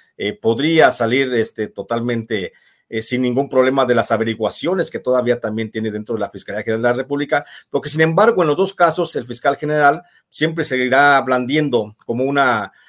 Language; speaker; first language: Spanish; native; Spanish